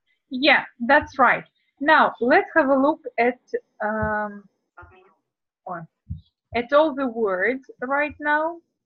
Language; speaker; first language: English; non-native, fluent; Russian